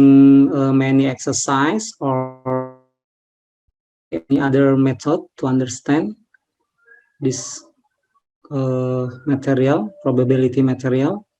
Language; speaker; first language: English; non-native, learner; Indonesian